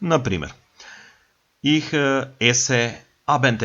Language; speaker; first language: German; non-native, fluent; Macedonian